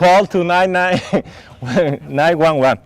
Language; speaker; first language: English; non-native, learner; Spanish